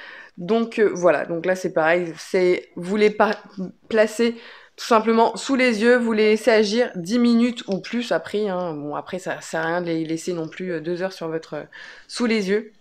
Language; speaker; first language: French; native; French